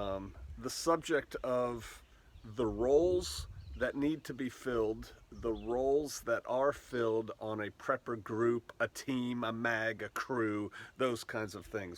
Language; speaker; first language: English; native; English